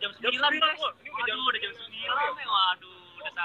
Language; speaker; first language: Indonesian; native; Indonesian